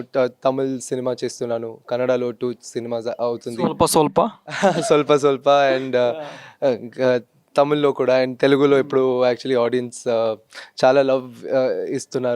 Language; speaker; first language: Telugu; non-native, fluent; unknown